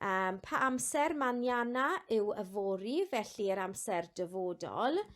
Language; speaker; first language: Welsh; non-native, local second language; English